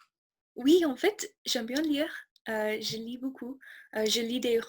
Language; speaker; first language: French; non-native, fluent; English